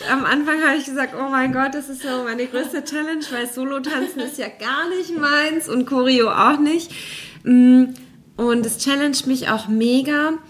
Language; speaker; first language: German; native; German